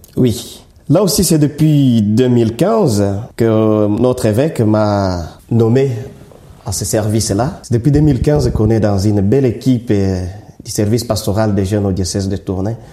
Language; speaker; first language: French; non-native, local second language; Swahili